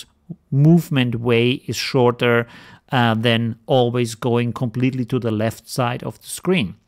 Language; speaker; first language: English; non-native, fluent; German